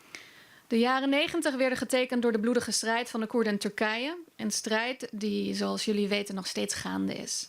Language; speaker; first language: Dutch; early bilingual, other home language; Kurdish